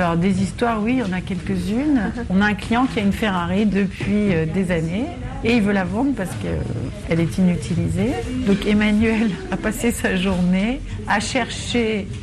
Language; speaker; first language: French; native; French